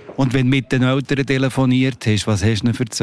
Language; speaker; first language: German; native; German